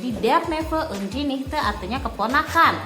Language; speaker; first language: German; non-native, learner; Indonesian